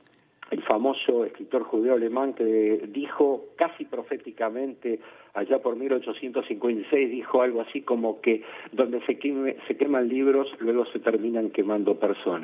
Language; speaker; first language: Spanish; native; Spanish